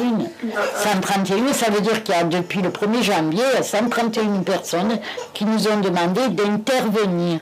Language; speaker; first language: French; native; French